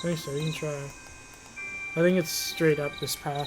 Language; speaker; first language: English; native; English